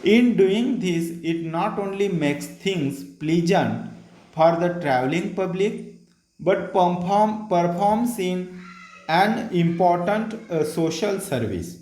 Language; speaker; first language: English; non-native, local second language; Marathi